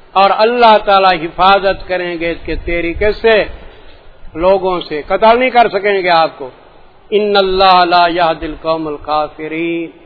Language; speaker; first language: Urdu; non-native, local second language; Saraiki